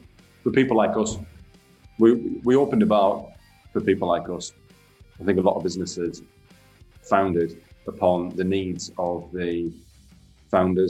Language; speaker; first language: English; native; English